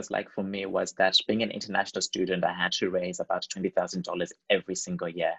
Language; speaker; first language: English; non-native, local second language; Shona